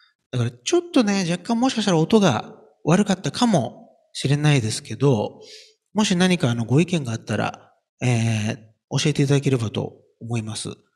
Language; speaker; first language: Japanese; native; Japanese